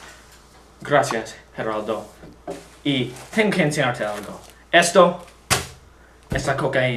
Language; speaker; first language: Spanish; non-native, learner; English